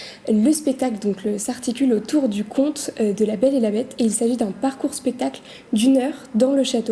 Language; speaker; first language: French; native; French